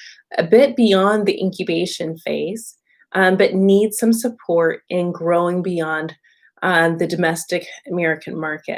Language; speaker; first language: English; native; English